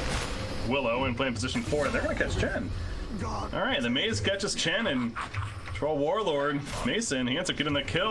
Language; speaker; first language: English; native; English